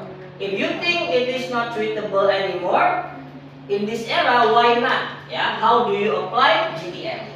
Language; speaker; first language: English; non-native, fluent; Indonesian